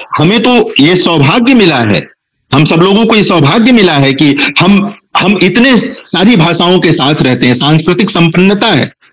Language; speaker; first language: Hindi; non-native, local second language; Bhojpuri